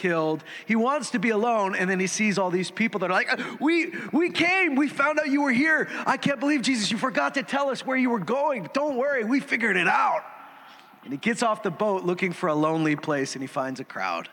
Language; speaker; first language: English; native; English